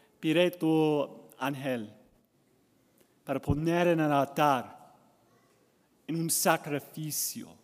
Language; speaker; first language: Spanish; non-native, learner; English